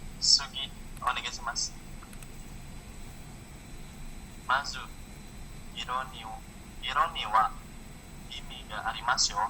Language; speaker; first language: Japanese; non-native, learner; Indonesian